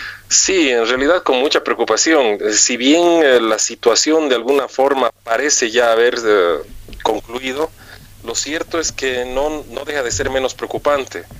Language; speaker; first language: Spanish; native; Spanish